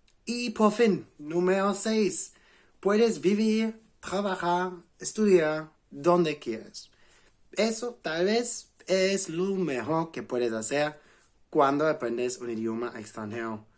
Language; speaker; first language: Spanish; non-native, fluent; English